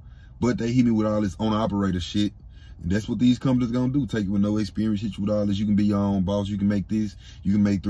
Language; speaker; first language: English; native; English